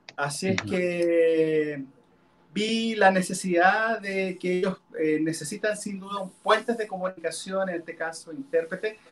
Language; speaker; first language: Spanish; non-native, local second language; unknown